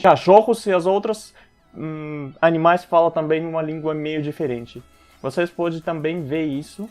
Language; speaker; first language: Portuguese; non-native, fluent; Russian